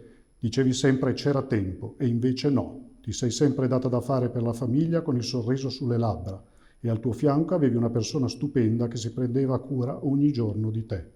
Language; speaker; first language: Italian; native; Italian